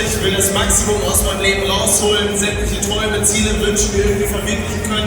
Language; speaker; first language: German; native; German